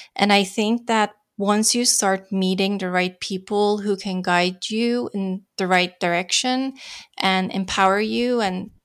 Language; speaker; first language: English; non-native, fluent; Dutch